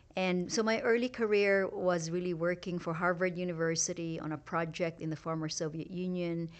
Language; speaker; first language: English; non-native, local second language; Hiligaynon